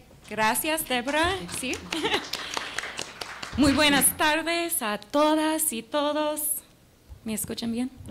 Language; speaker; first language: Spanish; non-native, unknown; English